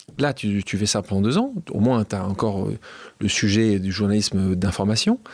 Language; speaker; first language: French; native; French